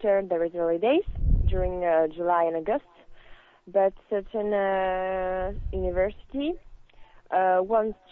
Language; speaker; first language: English; non-native, learner; French